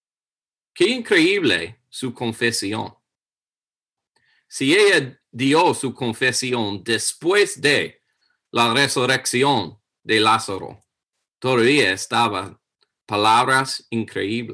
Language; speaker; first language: Spanish; non-native, fluent; English